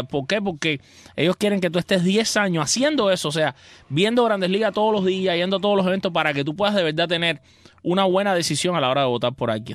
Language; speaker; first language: Spanish; native; Spanish